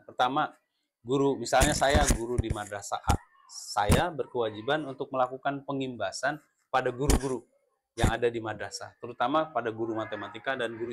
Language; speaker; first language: Indonesian; native; Indonesian